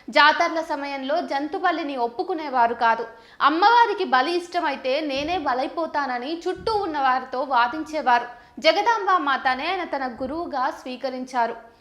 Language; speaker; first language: Telugu; native; Telugu